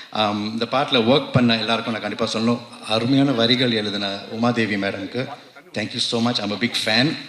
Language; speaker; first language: Tamil; early bilingual, heritage; Tamil